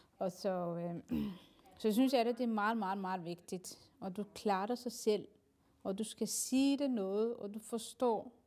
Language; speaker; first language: Danish; non-native, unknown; Somali